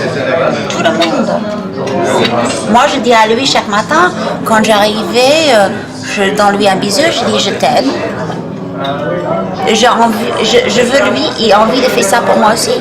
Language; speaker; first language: French; non-native, fluent; English